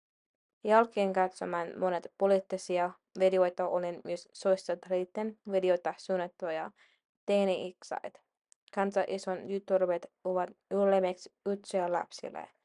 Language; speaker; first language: Finnish; non-native, learner; English